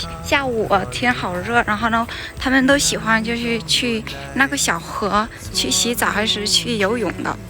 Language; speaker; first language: Chinese; non-native, learner; Vietnamese